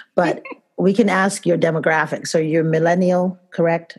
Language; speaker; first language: English; non-native, local second language; Igbo